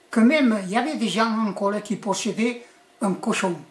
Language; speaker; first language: French; early bilingual, other home language; Spanish